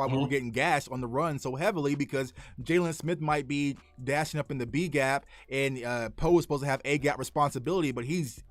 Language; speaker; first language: English; native; English